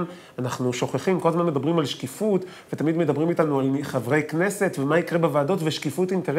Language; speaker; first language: Hebrew; native; Hebrew